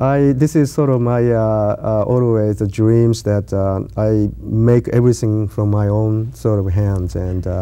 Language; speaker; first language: English; non-native, learner; Japanese